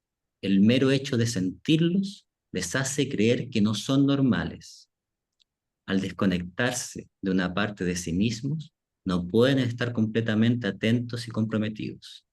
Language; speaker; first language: Spanish; native; Spanish